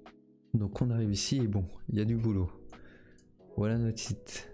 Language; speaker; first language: French; native; French